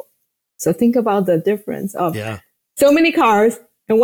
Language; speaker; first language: English; non-native, fluent; Chinese